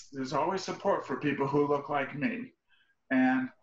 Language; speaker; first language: English; native; English